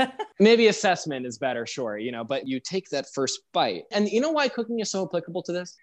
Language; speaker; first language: English; native; English